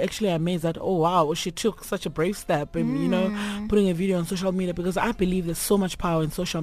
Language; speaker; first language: English; non-native, local second language; Swati